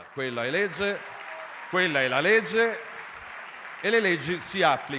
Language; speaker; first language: Italian; native; Italian